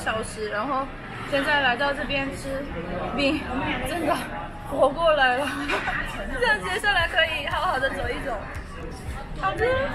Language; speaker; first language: Chinese; non-native, fluent; Japanese